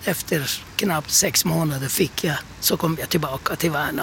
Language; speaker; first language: Swedish; non-native, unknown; Turkish